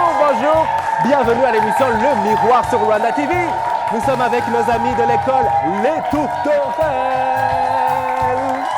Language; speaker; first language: French; non-native, local second language; Kinyarwanda